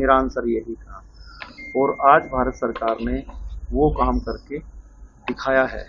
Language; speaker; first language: Hindi; native; Hindi